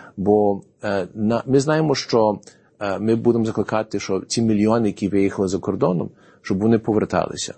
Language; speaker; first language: Ukrainian; early bilingual, heritage; Ukrainian